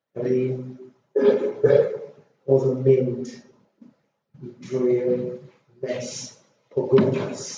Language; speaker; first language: Welsh; non-native, local second language; English